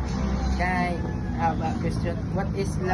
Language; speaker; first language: English; non-native, local second language; Filipino